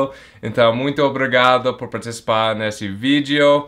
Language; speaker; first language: Portuguese; non-native, fluent; English